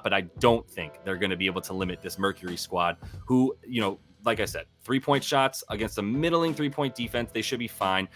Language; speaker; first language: English; native; English